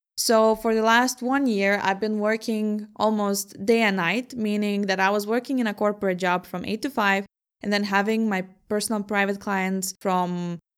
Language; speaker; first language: English; non-native, fluent; Lithuanian